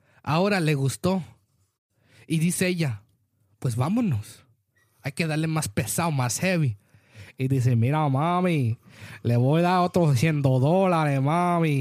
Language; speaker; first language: Spanish; early bilingual, heritage; Spanish